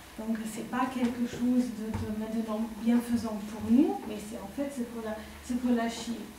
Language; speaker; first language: French; non-native, fluent; German